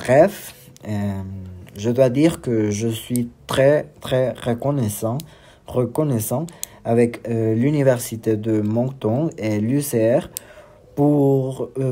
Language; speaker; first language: French; non-native, learner; Spanish